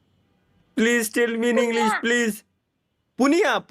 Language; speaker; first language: English; non-native, learner; Bangla